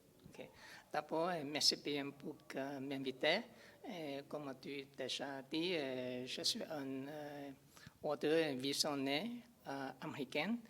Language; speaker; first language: French; non-native, learner; English